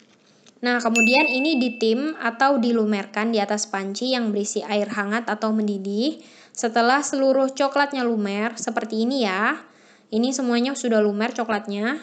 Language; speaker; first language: Indonesian; native; Indonesian